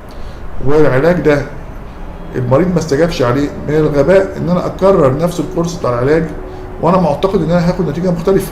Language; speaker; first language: Arabic; native; Arabic